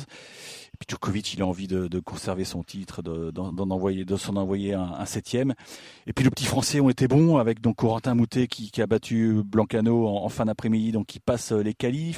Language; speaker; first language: French; native; French